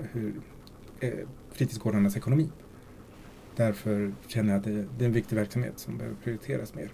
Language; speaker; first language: Swedish; early bilingual, other home language; Spanish